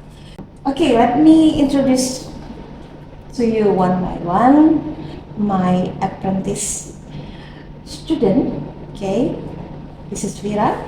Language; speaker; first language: English; non-native, fluent; Indonesian